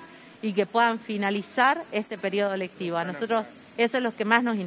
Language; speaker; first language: Spanish; native; Spanish